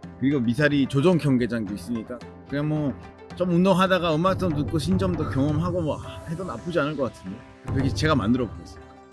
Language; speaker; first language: Korean; non-native, fluent; Spanish